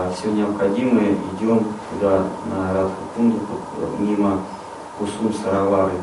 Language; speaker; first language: Russian; native; Russian